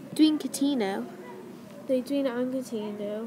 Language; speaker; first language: Welsh; non-native, learner; English